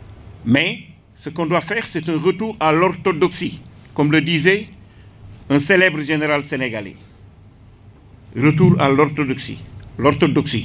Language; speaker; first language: French; non-native, local second language; Wolof